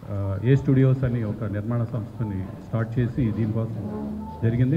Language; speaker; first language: Telugu; native; Telugu